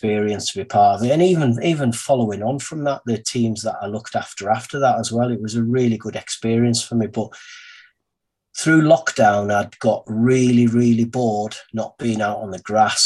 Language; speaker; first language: English; native; English